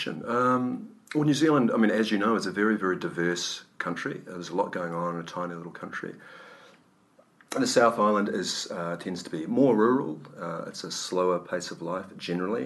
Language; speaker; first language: English; native; English